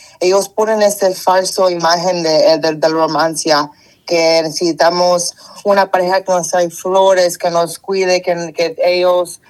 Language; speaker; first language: Spanish; early bilingual, heritage; Spanish